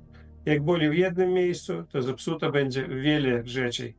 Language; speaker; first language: Polish; non-native, fluent; Russian